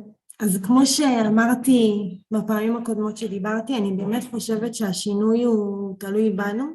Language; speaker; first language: Hebrew; early bilingual, other home language; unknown